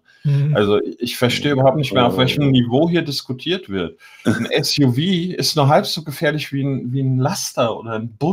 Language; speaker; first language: German; native; German